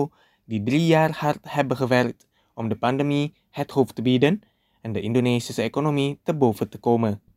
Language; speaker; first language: Dutch; non-native, fluent; Indonesian